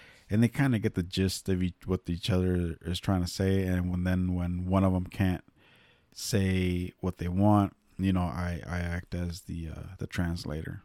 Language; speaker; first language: English; early bilingual, other home language; Spanish